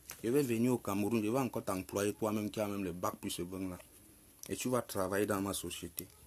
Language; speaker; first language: French; non-native, local second language; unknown